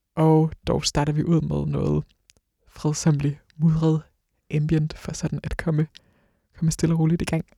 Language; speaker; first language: Danish; native; Danish